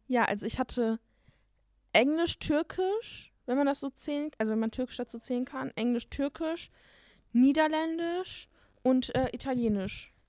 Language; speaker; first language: German; native; German